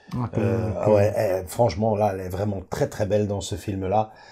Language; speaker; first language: French; native; French